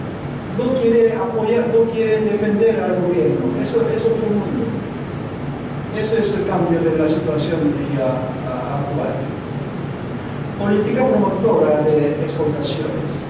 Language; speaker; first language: Spanish; non-native, learner; Korean